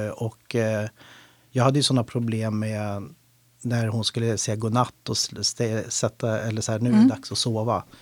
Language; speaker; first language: Swedish; native; Swedish